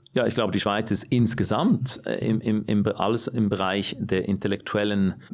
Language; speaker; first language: German; native; German